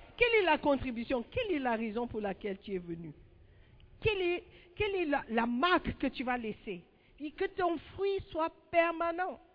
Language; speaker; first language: French; non-native, fluent; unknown